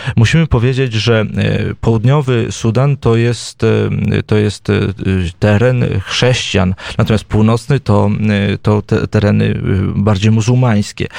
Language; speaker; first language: Polish; native; Polish